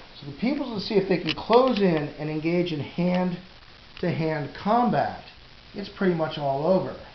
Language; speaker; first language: English; native; English